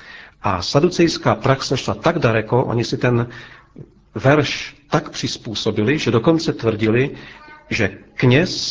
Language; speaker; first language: Czech; native; Czech